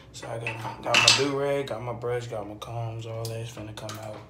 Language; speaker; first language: English; native; English